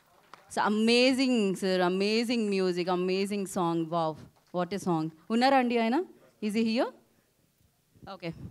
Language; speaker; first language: Telugu; native; Telugu